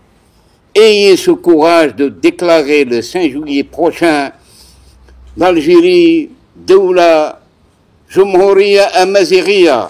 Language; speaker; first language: French; non-native, local second language; Kabyle